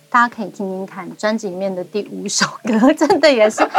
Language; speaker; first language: Chinese; non-native, local second language; Amis